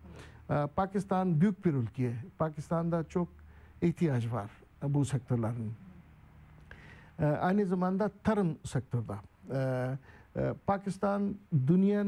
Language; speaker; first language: Turkish; non-native, learner; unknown